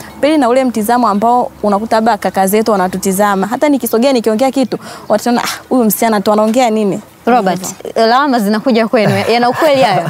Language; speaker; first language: Swahili; native; Swahili